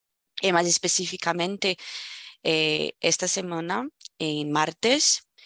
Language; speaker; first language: Spanish; non-native, fluent; Portuguese